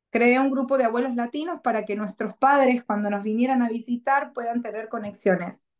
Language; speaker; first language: Spanish; native; Spanish